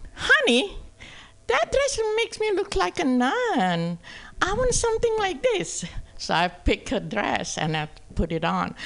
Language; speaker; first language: English; non-native, fluent; Indonesian